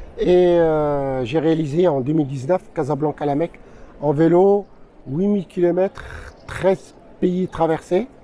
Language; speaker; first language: French; non-native, local second language; Arabic